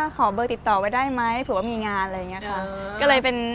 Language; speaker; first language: Thai; native; Thai